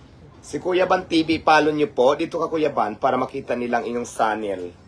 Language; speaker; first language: Filipino; non-native, local second language; Cebuano